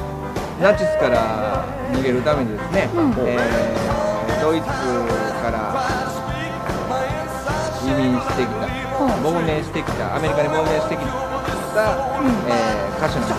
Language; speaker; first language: Japanese; native; Japanese